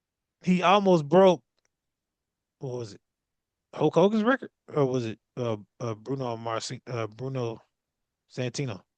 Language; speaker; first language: English; native; English